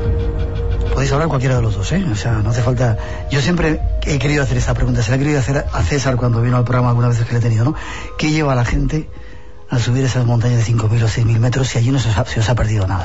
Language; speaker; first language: Spanish; native; Spanish